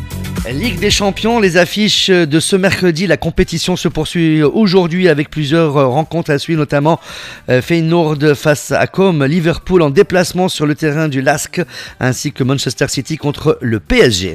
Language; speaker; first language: French; non-native, local second language; Arabic